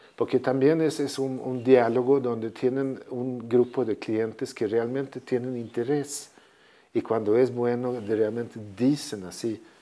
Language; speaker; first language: Spanish; non-native, fluent; Swedish